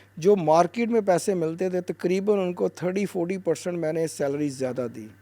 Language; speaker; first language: Urdu; native; Urdu